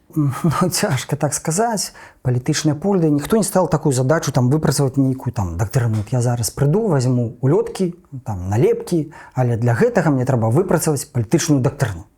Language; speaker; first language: Belarusian; non-native, local second language; Russian